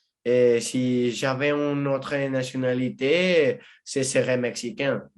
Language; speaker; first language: French; non-native, learner; Spanish